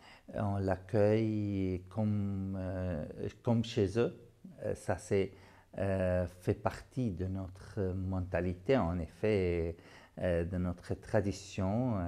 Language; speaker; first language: French; non-native, local second language; Arabic